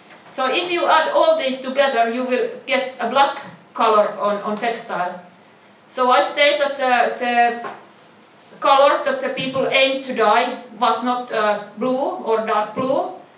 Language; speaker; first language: English; non-native, fluent; Finnish